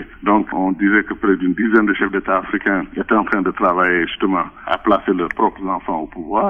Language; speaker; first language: French; non-native, local second language; Wolof